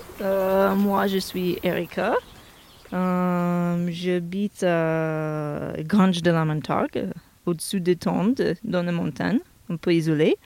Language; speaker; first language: French; non-native, fluent; English